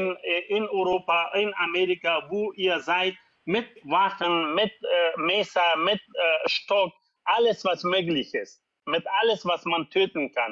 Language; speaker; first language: German; non-native, fluent; Persian